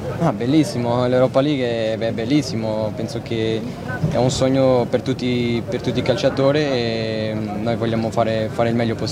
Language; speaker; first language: Italian; non-native, fluent; Portuguese